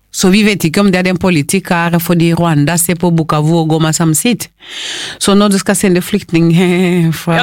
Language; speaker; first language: Norwegian; non-native, fluent; Swahili